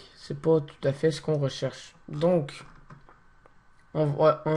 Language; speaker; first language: French; native; French